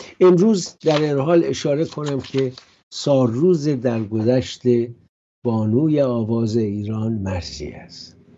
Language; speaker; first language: Persian; native; Persian